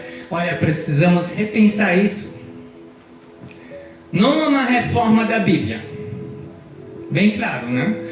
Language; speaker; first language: Portuguese; non-native, fluent; German